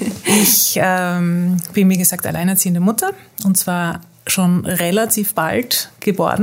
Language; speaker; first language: German; early bilingual, heritage; German